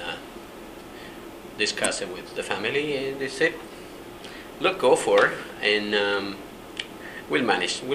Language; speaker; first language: English; non-native, fluent; Spanish